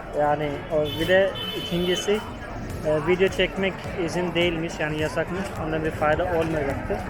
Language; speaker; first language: Turkish; non-native, fluent; Hindi